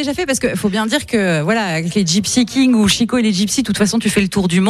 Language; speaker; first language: French; native; French